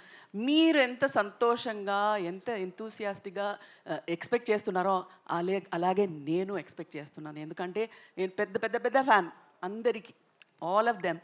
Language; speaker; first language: Telugu; non-native, local second language; Tamil